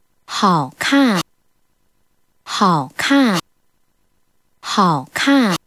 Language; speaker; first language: Chinese; non-native, learner; Korean